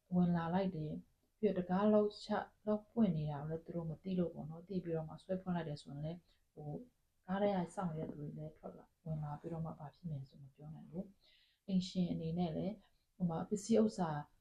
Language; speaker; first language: Burmese; non-native, local second language; Tedim Chin